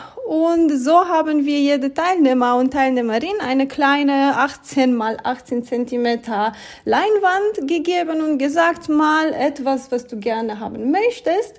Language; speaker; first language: German; non-native, fluent; Romanian